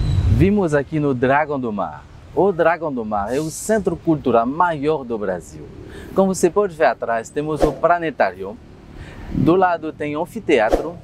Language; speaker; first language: Portuguese; non-native, fluent; French